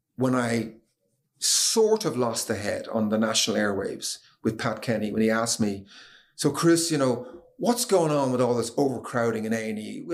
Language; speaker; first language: English; native; English